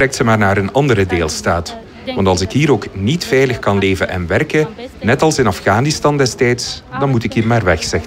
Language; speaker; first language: Dutch; native; Dutch